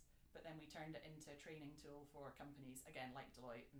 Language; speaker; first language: English; native; English